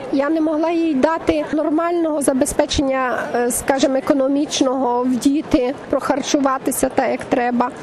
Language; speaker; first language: Ukrainian; native; Ukrainian